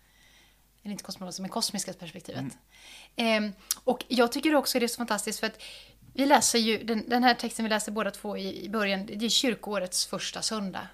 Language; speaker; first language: Swedish; native; Swedish